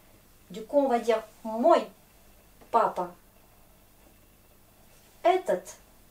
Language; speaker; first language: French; non-native, fluent; Russian